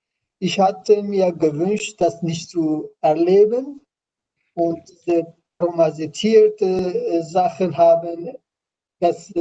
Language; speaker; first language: German; non-native, learner; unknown